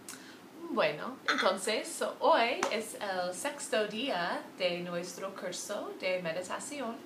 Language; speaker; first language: Spanish; non-native, fluent; English